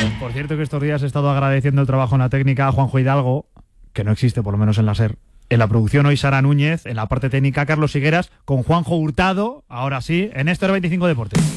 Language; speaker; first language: Spanish; native; Spanish